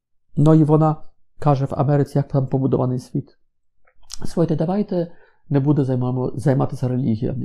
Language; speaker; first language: Ukrainian; non-native, fluent; Polish